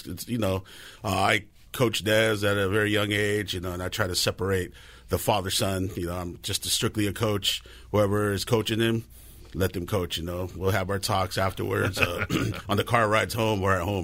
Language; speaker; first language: English; native; English